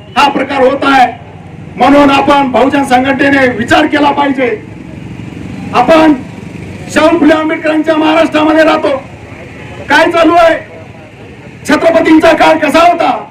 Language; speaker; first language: Marathi; native; Marathi